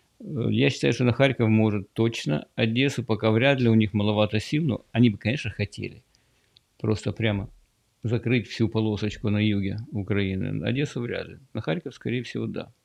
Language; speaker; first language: Russian; native; Russian